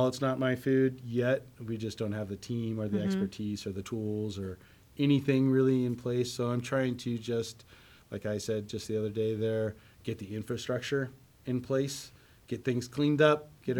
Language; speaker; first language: English; native; English